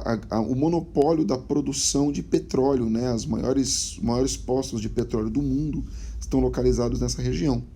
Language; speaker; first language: Portuguese; native; Portuguese